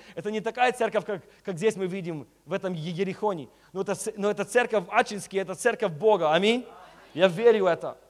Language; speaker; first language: Russian; early bilingual, heritage; Russian